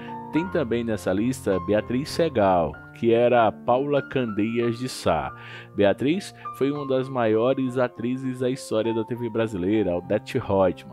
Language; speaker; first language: Portuguese; native; Portuguese